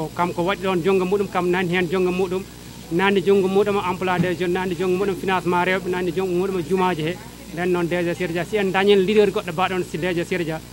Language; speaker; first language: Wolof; non-native, local second language; Fula